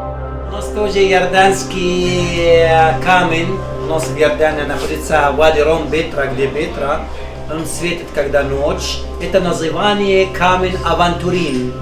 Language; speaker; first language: Russian; non-native, learner; Arabic